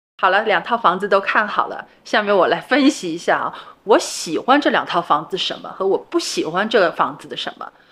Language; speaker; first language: Chinese; native; Chinese